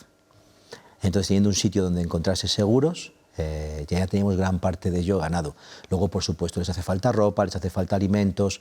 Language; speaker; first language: Spanish; native; Spanish